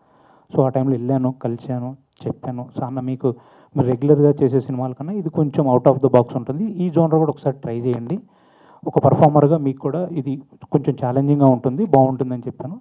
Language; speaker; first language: Telugu; native; Telugu